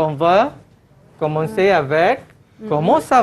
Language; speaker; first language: French; non-native, fluent; Malay